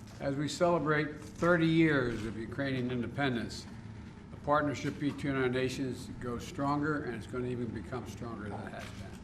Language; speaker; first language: English; native; English